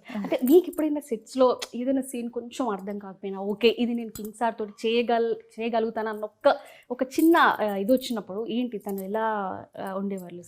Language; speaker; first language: Telugu; native; Telugu